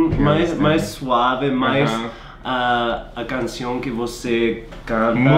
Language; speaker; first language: Portuguese; non-native, learner; English